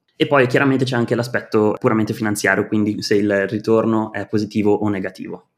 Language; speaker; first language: Italian; native; Italian